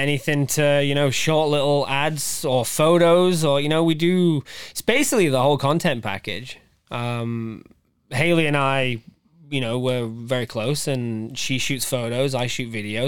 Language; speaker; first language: English; native; English